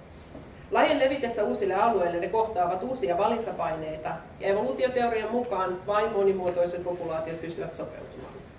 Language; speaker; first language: Finnish; native; Finnish